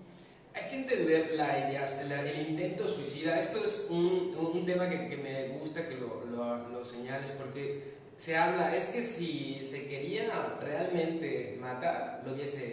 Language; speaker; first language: Spanish; native; Spanish